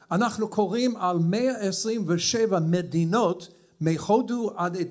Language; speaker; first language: Hebrew; non-native, fluent; English